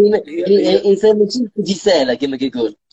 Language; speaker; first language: Arabic; native; Arabic